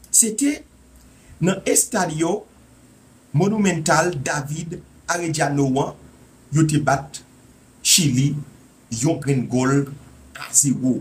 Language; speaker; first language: French; non-native, local second language; Haitian Creole